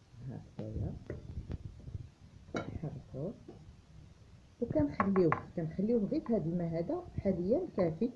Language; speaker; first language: Arabic; native; Arabic